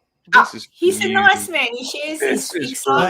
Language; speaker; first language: English; native; English